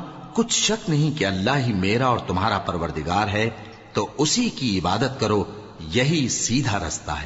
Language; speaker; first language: Urdu; native; Urdu